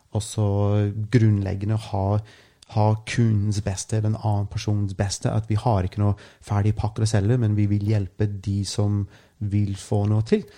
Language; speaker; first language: Norwegian; non-native, fluent; English